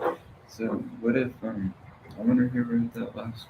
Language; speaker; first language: English; native; English